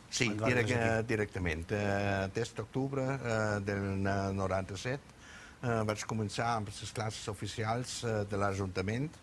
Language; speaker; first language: Catalan; non-native, fluent; German